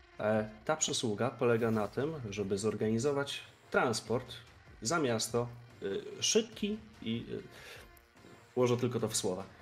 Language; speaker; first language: Polish; native; Polish